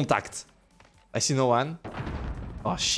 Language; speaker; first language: English; non-native, learner; French